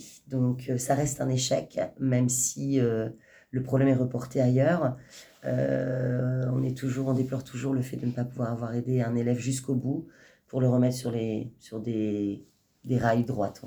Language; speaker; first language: French; native; French